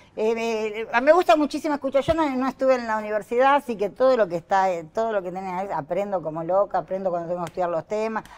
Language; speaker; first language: Spanish; native; Spanish